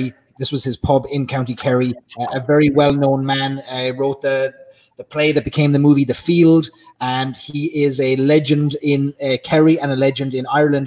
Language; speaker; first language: English; native; English